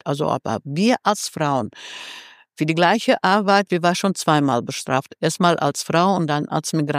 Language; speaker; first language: German; non-native, fluent; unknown